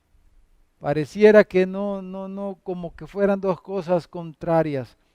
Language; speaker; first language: Spanish; native; Spanish